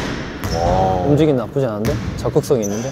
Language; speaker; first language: Korean; native; Korean